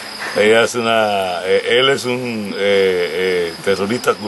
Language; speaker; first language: Spanish; native; Spanish